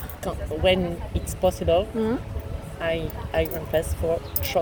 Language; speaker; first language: English; non-native, learner; French